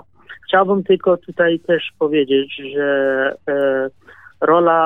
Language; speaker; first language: Polish; non-native, learner; Kurdish